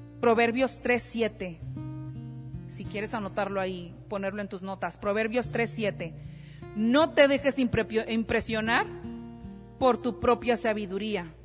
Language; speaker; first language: Spanish; native; Spanish